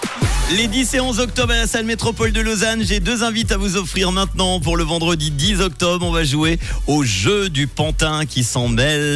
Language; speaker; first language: French; native; French